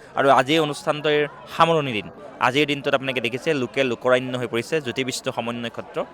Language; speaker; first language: Assamese; native; Assamese